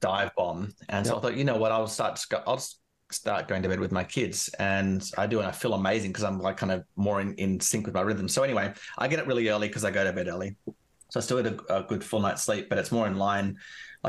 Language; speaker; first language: English; native; English